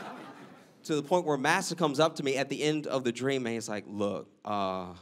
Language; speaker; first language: English; native; English